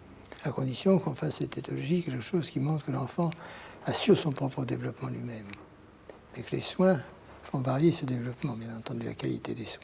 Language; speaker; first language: French; native; French